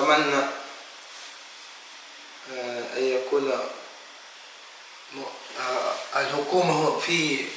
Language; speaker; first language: Arabic; non-native, fluent; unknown